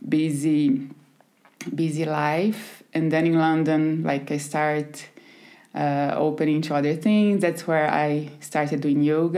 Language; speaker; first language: English; non-native, fluent; Portuguese